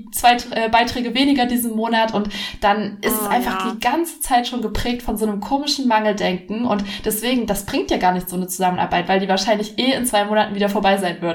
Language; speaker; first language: German; native; German